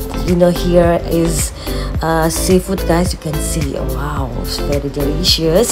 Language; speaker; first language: English; non-native, learner; Indonesian